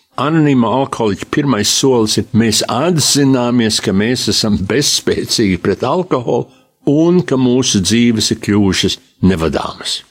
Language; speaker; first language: Latvian; early bilingual, heritage; Latvian